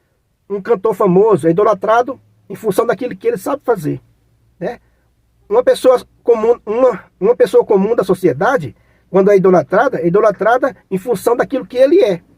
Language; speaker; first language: Portuguese; native; Portuguese